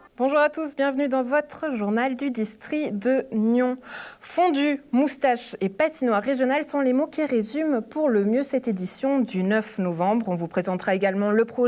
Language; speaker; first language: French; native; French